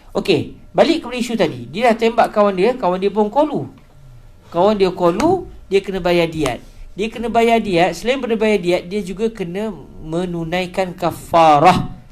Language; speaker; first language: Malay; native; Malay